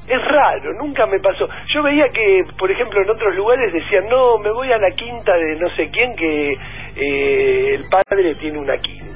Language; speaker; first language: Spanish; native; Spanish